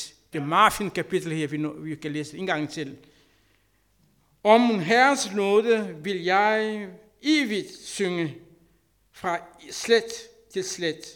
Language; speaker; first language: Danish; non-native, learner; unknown